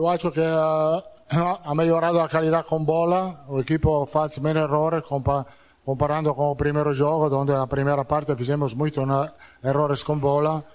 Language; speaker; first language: Portuguese; non-native, fluent; Italian